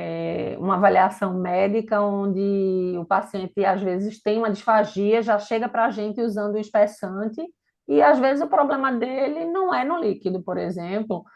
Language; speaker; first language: Portuguese; native; Portuguese